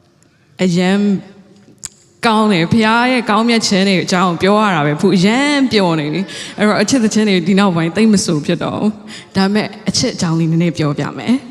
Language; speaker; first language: Burmese; non-native, local second language; Tedim Chin